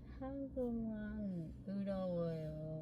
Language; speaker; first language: Korean; non-native, learner; Vietnamese